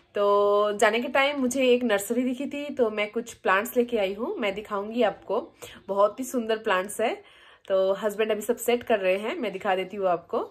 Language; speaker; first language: Hindi; non-native, local second language; Bangla